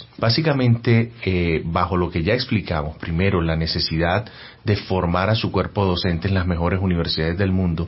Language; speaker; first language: Spanish; native; Spanish